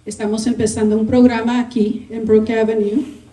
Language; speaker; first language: Spanish; early bilingual, heritage; Spanish